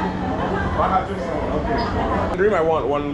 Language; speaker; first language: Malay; non-native, learner; English